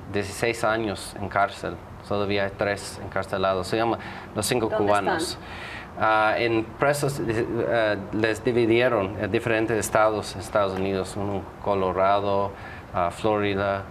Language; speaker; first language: Spanish; non-native, fluent; English